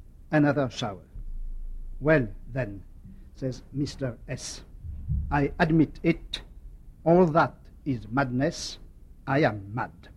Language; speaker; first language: English; non-native, fluent; French